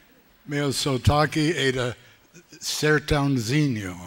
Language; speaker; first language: Portuguese; non-native, learner; English